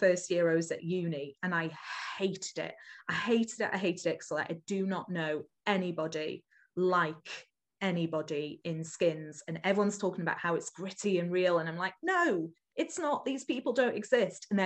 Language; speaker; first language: English; native; English